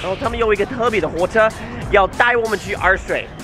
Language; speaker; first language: Chinese; non-native, learner; English